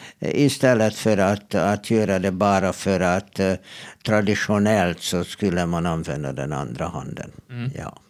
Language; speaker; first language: Swedish; non-native, fluent; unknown